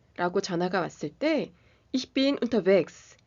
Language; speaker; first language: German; non-native, fluent; Korean